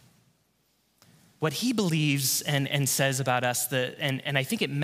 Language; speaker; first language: English; native; English